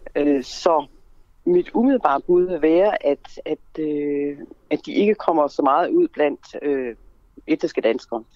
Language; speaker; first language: Danish; native; Danish